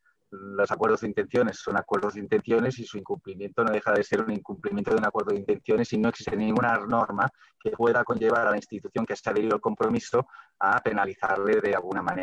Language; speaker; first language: Spanish; native; Spanish